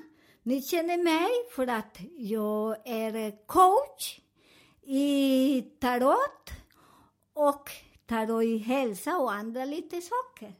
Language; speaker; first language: Swedish; non-native, learner; Spanish